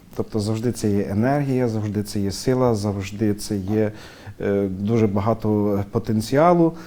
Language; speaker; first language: Ukrainian; native; Ukrainian